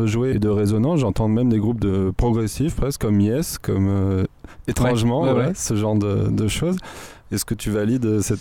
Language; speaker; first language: French; native; French